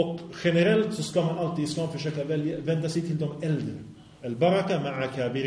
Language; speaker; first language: Swedish; early bilingual, other home language; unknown